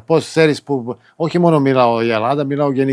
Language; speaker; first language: Greek; non-native, fluent; Serbian